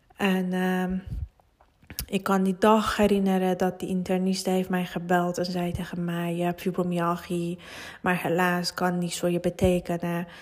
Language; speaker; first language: Dutch; non-native, fluent; Persian